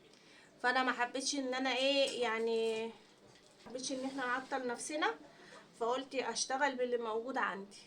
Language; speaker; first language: Arabic; native; Arabic